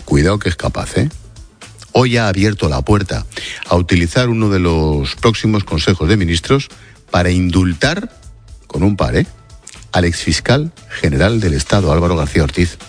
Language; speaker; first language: Spanish; native; Spanish